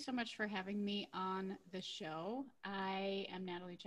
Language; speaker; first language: English; native; English